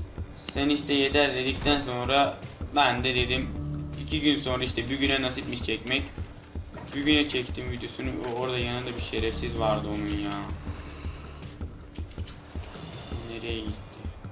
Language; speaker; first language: Turkish; native; Turkish